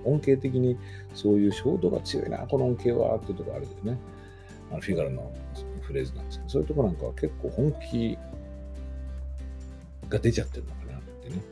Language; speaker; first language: Japanese; native; Japanese